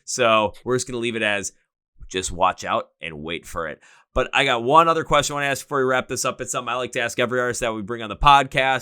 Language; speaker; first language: English; native; English